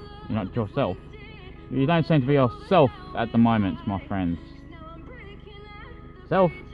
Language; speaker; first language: English; native; English